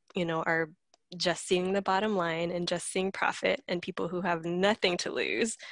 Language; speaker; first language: English; native; English